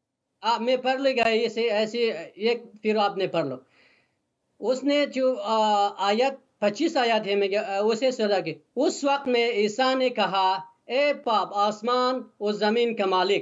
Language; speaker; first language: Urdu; non-native, learner; Persian